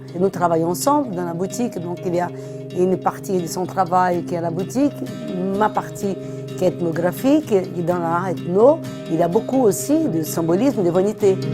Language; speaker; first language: French; non-native, fluent; Portuguese